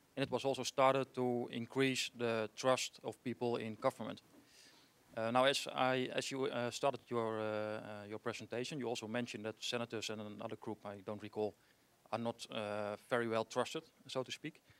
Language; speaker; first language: English; non-native, fluent; Dutch